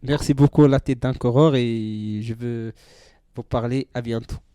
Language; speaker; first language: French; non-native, learner; Central Atlas Tamazight